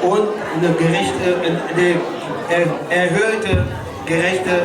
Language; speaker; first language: German; non-native, learner; French